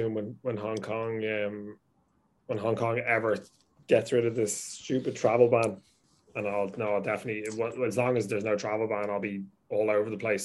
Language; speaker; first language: English; native; English